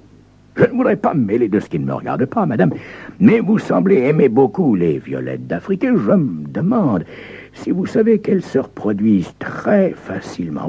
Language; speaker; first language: French; native; French